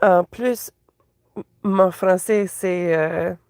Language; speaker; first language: French; non-native, learner; English